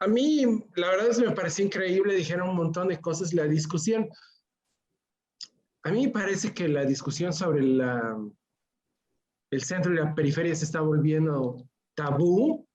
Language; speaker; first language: Spanish; native; Spanish